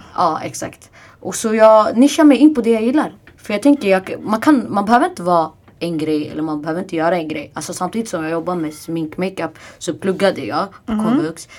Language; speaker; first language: Swedish; non-native, fluent; Arabic